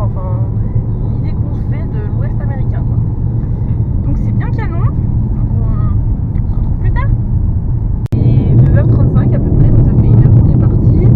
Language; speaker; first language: French; native; French